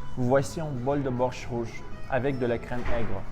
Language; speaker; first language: French; non-native, fluent; Russian